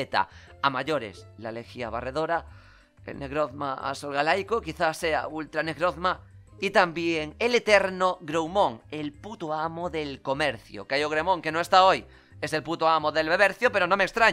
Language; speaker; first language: Spanish; native; Spanish